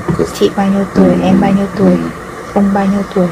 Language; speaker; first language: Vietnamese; non-native, learner; Korean